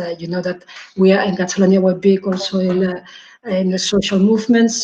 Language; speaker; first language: English; non-native, fluent; Catalan